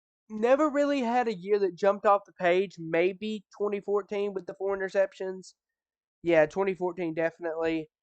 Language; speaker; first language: English; native; English